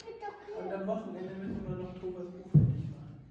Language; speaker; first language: German; native; German